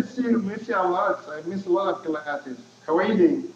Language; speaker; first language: English; non-native, fluent; Arabic